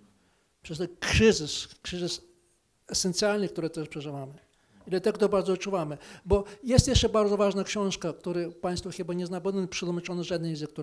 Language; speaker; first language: Polish; non-native, fluent; Ukrainian